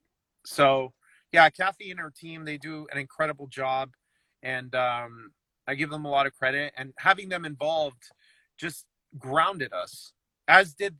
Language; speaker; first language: English; native; English